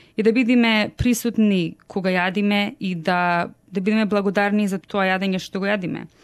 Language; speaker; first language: Macedonian; early bilingual, heritage; Macedonian